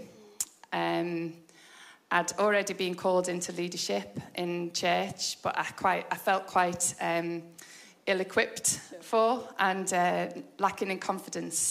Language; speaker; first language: English; native; English